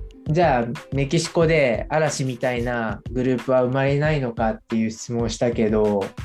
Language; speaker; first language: Japanese; native; Japanese